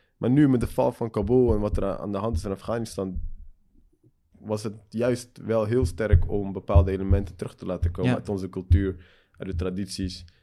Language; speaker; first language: Dutch; early bilingual, other home language; Persian